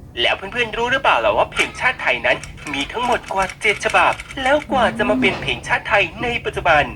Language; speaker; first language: Thai; native; Thai